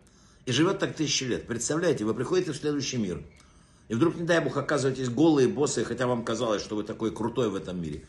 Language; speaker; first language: Russian; native; Russian